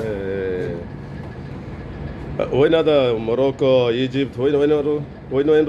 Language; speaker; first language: Arabic; non-native, learner; Malayalam